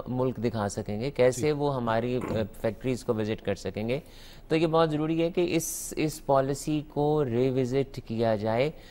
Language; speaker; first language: Urdu; native; Urdu